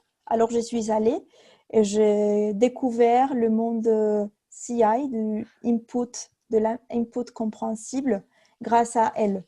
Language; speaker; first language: French; non-native, fluent; Spanish